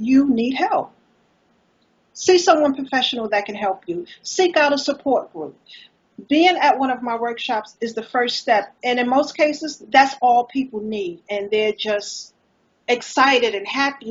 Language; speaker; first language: English; native; English